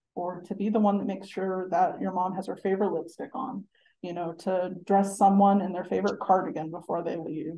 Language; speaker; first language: English; native; English